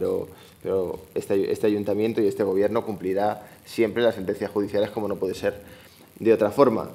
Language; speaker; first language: Spanish; native; Spanish